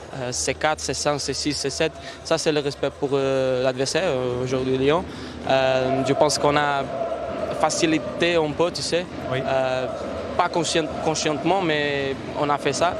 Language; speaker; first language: French; non-native, fluent; Portuguese